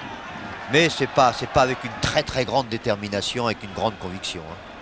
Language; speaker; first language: French; native; French